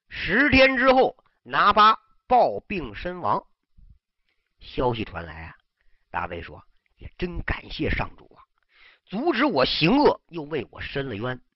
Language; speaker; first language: Chinese; native; Chinese